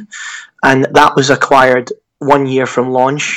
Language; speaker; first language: English; native; English